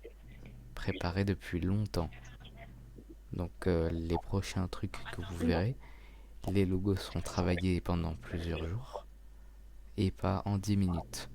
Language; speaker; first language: French; native; French